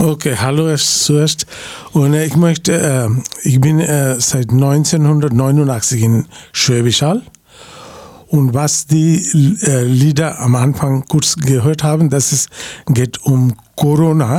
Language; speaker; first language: German; non-native, fluent; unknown